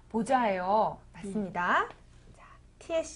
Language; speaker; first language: Korean; native; Korean